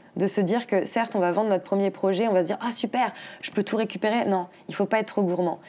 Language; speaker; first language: French; native; French